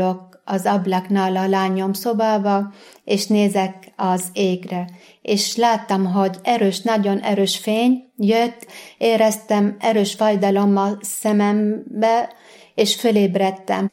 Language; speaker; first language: Hungarian; non-native, fluent; Arabic